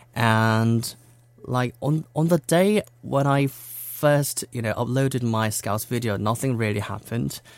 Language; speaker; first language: English; non-native, fluent; Korean